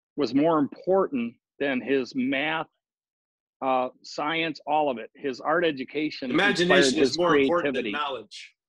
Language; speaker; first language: English; native; English